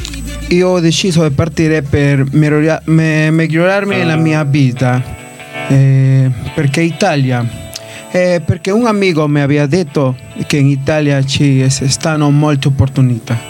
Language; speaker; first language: Italian; non-native, learner; Spanish